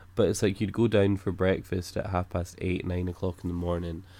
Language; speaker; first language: English; native; English